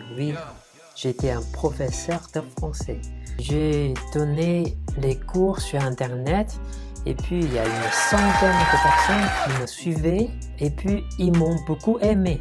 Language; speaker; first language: French; non-native, fluent; Chinese